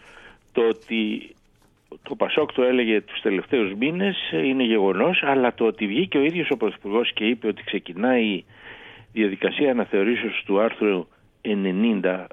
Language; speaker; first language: Greek; native; Greek